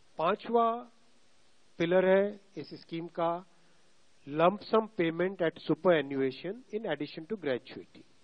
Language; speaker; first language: Hindi; native; Hindi